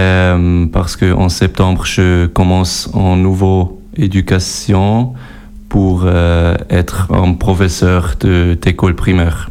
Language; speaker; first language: French; non-native, local second language; German